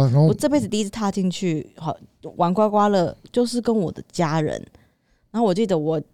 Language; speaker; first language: Chinese; non-native, fluent; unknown